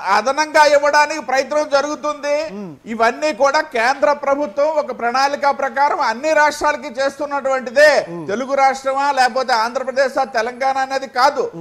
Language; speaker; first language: Telugu; native; Telugu